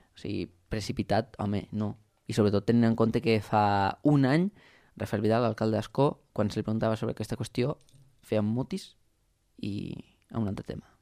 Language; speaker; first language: Catalan; native; Catalan